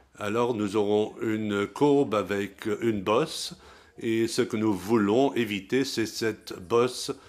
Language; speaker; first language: French; non-native, local second language; Luxembourgish